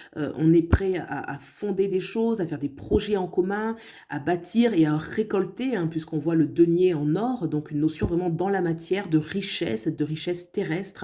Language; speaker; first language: French; native; French